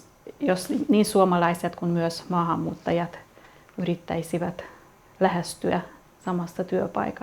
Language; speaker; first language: Finnish; non-native, fluent; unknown